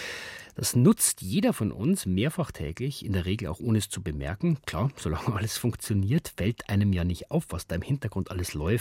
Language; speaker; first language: German; native; German